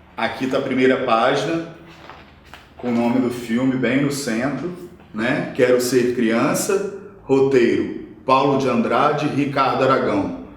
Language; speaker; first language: Portuguese; native; Portuguese